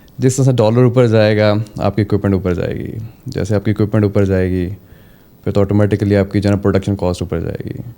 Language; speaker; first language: Urdu; native; Urdu